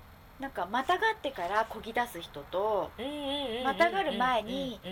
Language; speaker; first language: Japanese; native; Japanese